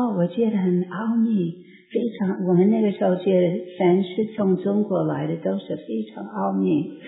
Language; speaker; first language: Chinese; non-native, fluent; English